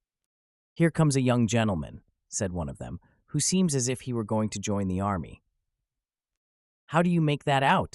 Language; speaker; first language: English; native; English